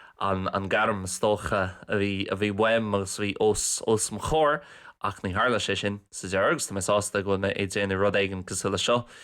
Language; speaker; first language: Irish; non-native, local second language; English